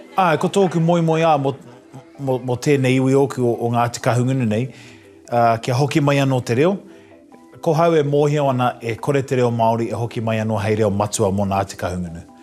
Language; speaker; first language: Māori; non-native, local second language; English